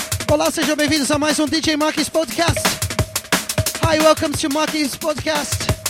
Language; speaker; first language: Portuguese; native; Portuguese